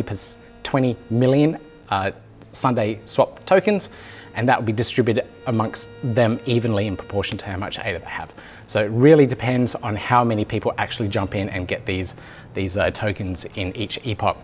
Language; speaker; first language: English; native; English